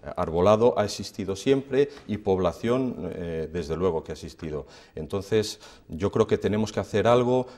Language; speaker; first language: Spanish; native; Spanish